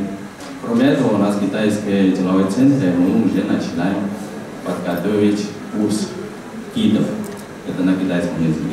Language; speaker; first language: Russian; non-native, fluent; Chinese